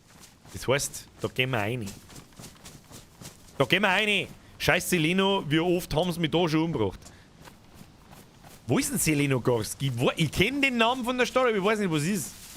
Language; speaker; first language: German; native; German